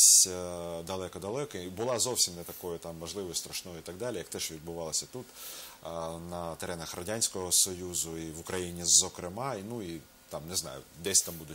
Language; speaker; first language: Ukrainian; native; Ukrainian